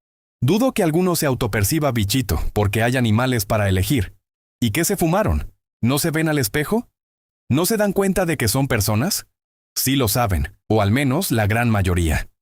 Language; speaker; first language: Spanish; native; Spanish